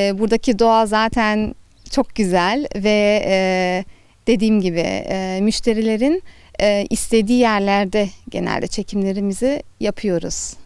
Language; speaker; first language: Turkish; early bilingual, heritage; Turkish